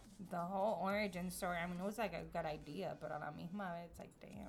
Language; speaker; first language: English; non-native, local second language; Spanish